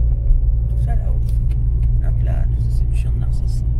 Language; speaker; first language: French; native; French